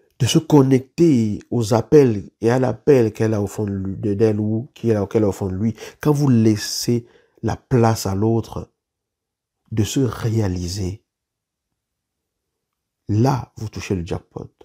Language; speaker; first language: French; native; French